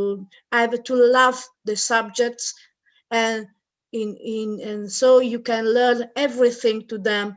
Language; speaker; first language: English; non-native, learner; Italian